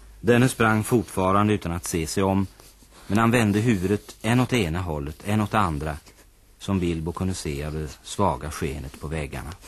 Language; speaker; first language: Swedish; native; Swedish